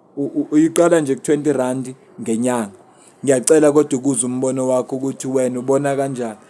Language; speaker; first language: Zulu; native; Zulu